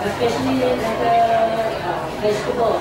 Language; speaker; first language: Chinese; non-native, local second language; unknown